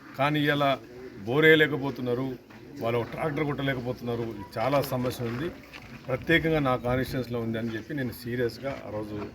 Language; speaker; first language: Telugu; native; Telugu